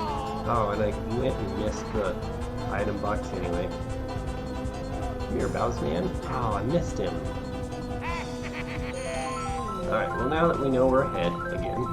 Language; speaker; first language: English; native; English